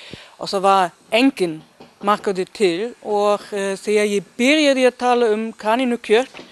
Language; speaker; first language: Icelandic; non-native, learner; Danish